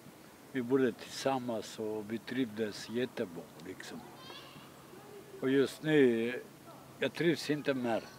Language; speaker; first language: Swedish; non-native, fluent; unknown